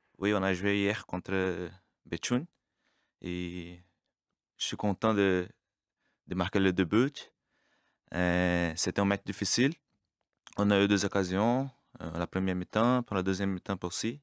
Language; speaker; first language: French; non-native, learner; Portuguese